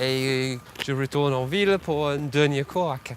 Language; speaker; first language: French; non-native, fluent; English